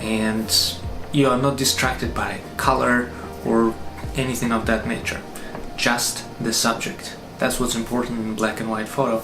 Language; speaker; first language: English; non-native, fluent; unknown